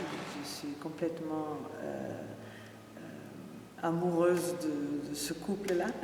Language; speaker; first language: French; non-native, fluent; Portuguese